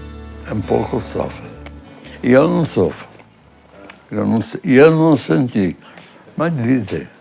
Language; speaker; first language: Portuguese; early bilingual, other home language; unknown